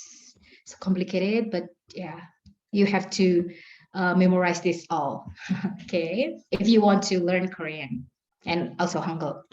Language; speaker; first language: English; non-native, fluent; Indonesian